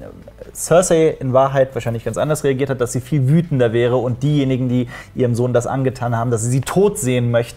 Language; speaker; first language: German; native; German